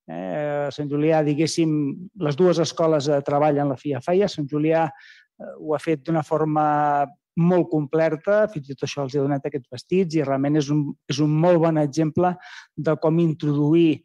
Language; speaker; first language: Catalan; native; Catalan